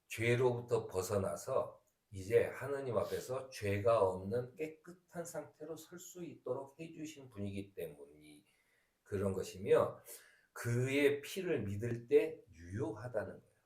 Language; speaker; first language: Korean; native; Korean